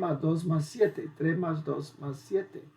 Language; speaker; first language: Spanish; non-native, fluent; English